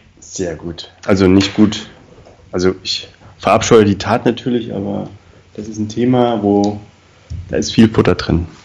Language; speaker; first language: German; native; German